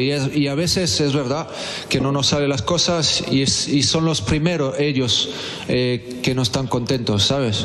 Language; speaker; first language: Spanish; non-native, fluent; French